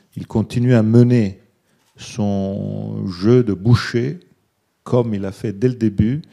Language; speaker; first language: French; early bilingual, other home language; Italian